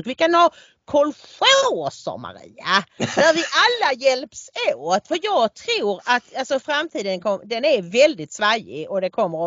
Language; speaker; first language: Swedish; native; Swedish